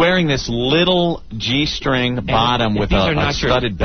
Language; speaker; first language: English; native; English